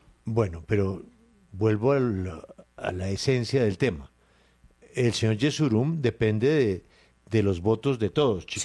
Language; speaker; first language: Spanish; native; Spanish